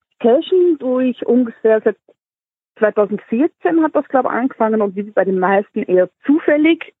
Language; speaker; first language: German; native; German